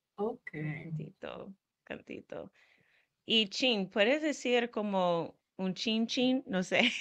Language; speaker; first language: Spanish; non-native, fluent; English